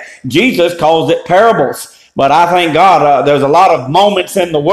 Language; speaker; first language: English; native; English